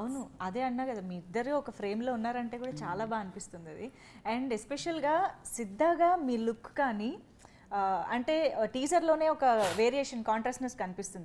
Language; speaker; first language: Telugu; native; Telugu